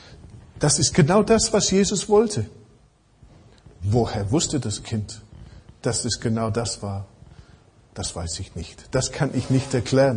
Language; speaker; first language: German; non-native, fluent; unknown